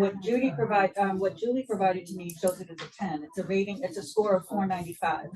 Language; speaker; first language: English; native; English